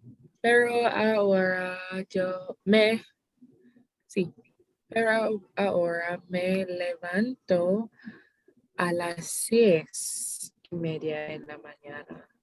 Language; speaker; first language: Spanish; non-native, learner; English